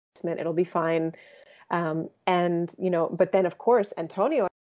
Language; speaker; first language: English; native; English